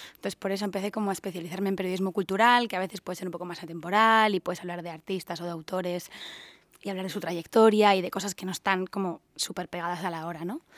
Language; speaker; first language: Spanish; native; Spanish